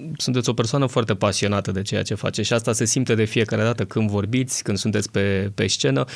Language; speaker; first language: Romanian; native; Romanian